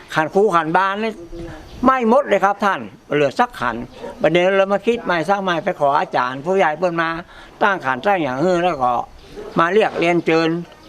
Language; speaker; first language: Thai; native; Thai